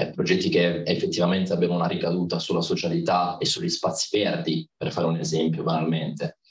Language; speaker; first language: Italian; native; Italian